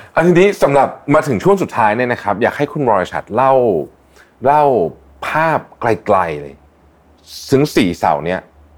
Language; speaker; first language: Thai; native; Thai